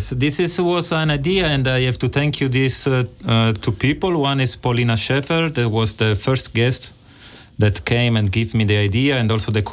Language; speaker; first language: English; non-native, fluent; Italian